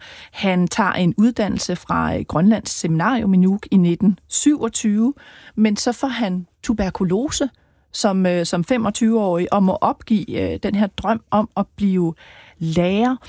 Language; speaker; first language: Danish; native; Danish